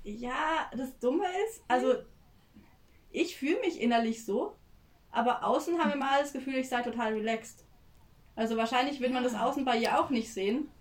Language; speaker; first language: German; native; German